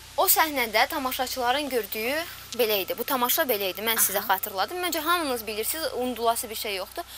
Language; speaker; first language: Azerbaijani; native; Azerbaijani